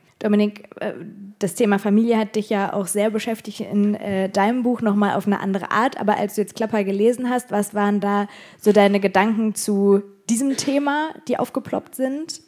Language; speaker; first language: German; early bilingual, other home language; Arabic